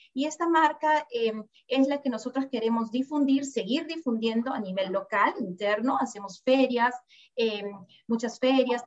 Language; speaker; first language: Spanish; native; Spanish